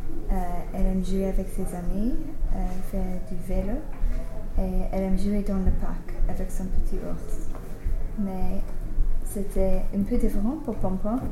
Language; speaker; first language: French; non-native, learner; English